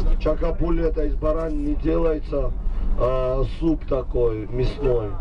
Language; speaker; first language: Russian; non-native, local second language; Georgian